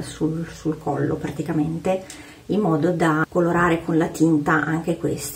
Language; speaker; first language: Italian; native; Italian